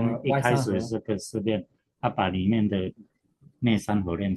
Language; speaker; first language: Chinese; native; Chinese